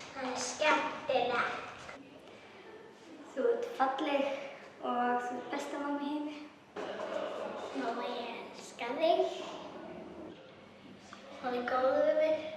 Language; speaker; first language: Icelandic; non-native, local second language; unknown